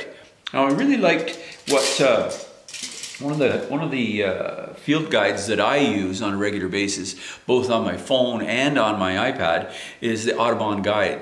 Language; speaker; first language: English; native; English